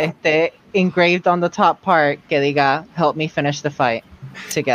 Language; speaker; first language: English; non-native, local second language; Spanish